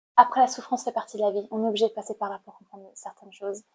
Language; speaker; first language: French; non-native, fluent; Khmer